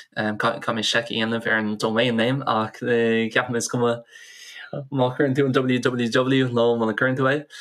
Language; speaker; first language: Irish; non-native, local second language; English